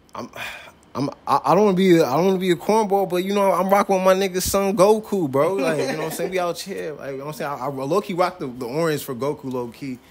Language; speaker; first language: English; native; English